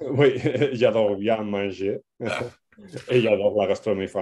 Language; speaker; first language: French; non-native, learner; Spanish